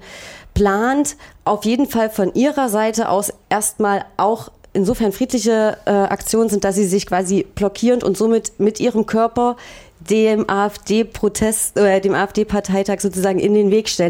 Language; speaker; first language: German; native; German